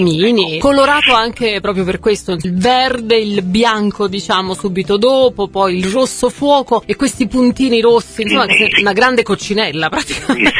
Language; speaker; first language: Italian; native; Italian